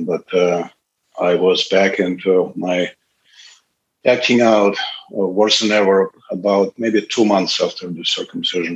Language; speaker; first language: English; non-native, fluent; Russian